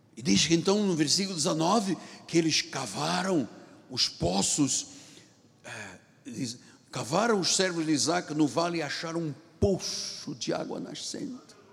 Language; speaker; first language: Portuguese; non-native, local second language; Tsonga